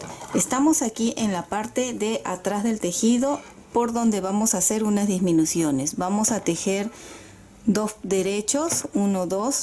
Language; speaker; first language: Spanish; native; Spanish